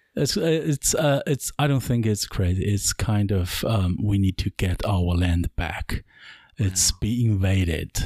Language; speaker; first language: English; non-native, learner; Chinese